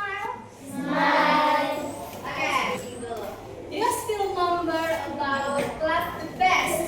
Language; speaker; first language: English; non-native, learner; Indonesian